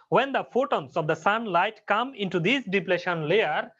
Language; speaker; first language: English; non-native, local second language; Bangla